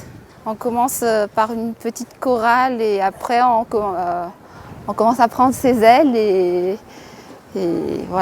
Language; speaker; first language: French; non-native, local second language; Malagasy